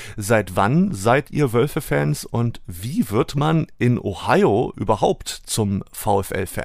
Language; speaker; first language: German; native; German